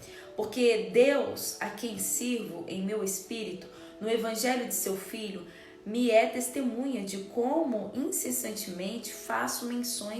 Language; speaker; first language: Portuguese; native; Portuguese